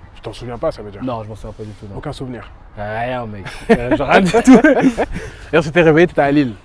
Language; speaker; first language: French; native; French